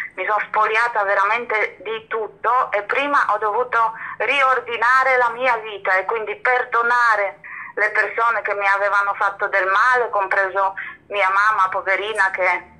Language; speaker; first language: Italian; non-native, fluent; Polish